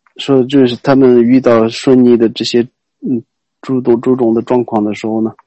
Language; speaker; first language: Chinese; non-native, local second language; Tibetan